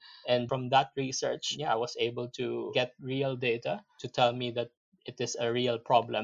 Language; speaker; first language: English; non-native, local second language; Filipino